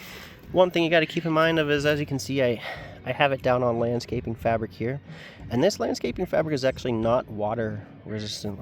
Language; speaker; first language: English; native; English